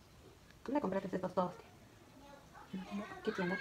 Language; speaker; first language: Spanish; early bilingual, heritage; English